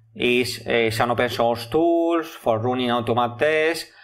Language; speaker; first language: English; non-native, learner; Spanish